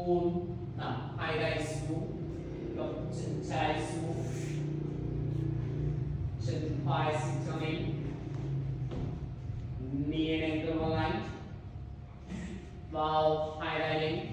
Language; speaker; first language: Vietnamese; non-native, learner; Indonesian